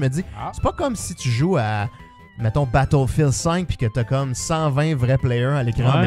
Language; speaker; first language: French; native; French